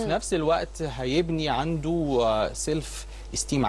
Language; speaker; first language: Arabic; native; Arabic